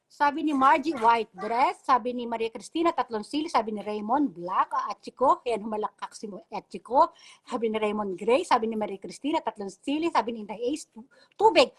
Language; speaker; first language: Filipino; non-native, local second language; Bikol